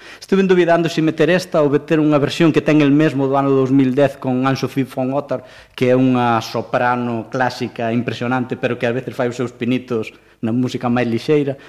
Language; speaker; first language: Galician; native; Galician